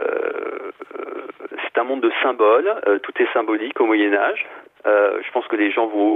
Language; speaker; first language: French; native; French